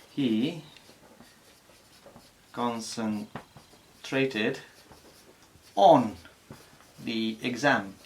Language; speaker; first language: English; non-native, fluent; Spanish